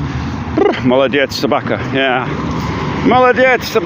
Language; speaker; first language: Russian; non-native, learner; English